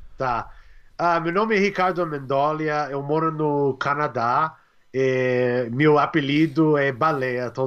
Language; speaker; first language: Portuguese; non-native, learner; English